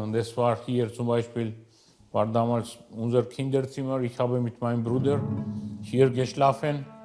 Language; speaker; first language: German; non-native, fluent; Georgian